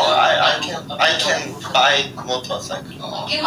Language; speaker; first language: English; non-native, learner; Korean